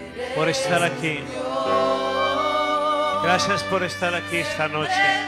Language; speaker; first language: Spanish; native; Spanish